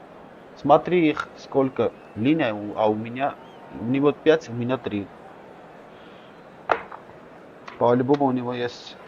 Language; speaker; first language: Russian; non-native, local second language; Armenian